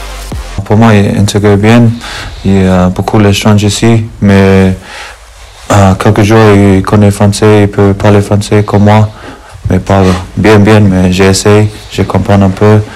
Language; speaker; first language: French; non-native, learner; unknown